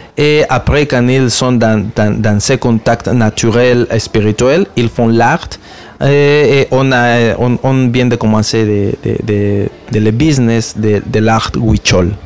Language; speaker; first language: French; non-native, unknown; Spanish